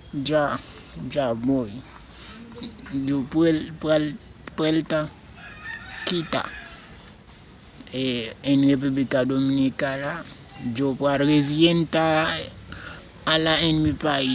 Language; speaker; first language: Spanish; non-native, learner; Haitian Creole